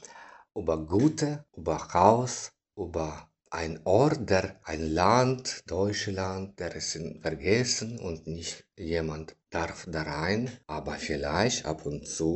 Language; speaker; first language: German; non-native, learner; Ukrainian